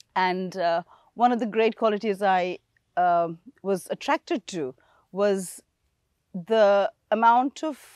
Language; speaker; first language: English; non-native, local second language; Sinhala